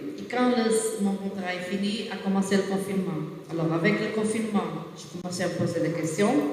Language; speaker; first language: French; non-native, fluent; Portuguese